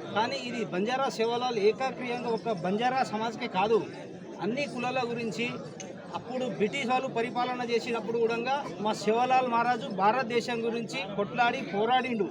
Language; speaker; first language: Telugu; non-native, local second language; Lambadi